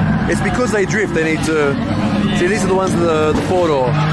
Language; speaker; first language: English; native; English